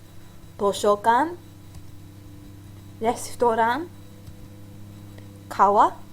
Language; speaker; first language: Japanese; non-native, fluent; English